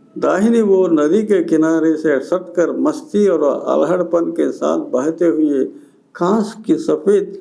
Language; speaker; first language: Hindi; non-native, local second language; Telugu